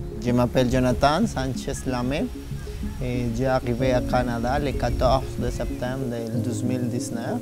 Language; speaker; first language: French; non-native, learner; Spanish